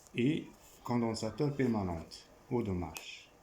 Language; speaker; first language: French; non-native, local second language; Arabic